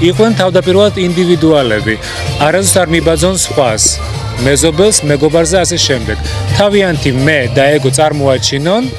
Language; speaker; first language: Georgian; early bilingual, heritage; Georgian